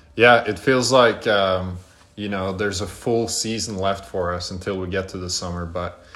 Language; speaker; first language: English; non-native, fluent; Norwegian